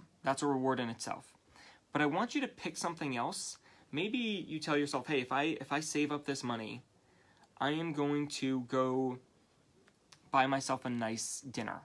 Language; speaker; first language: English; native; English